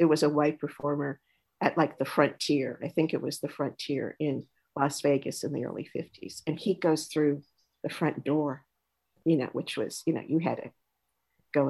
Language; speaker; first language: English; native; English